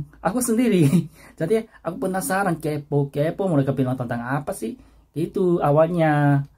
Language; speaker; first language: Indonesian; non-native, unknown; Korean